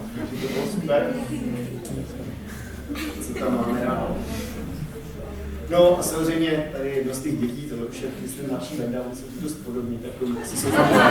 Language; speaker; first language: Czech; native; Czech